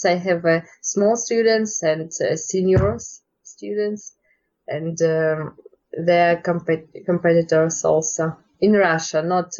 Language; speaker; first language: English; non-native, learner; Russian